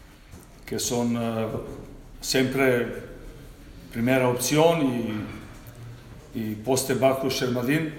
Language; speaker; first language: Spanish; non-native, learner; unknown